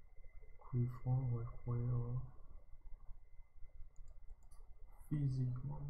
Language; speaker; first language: French; non-native, learner; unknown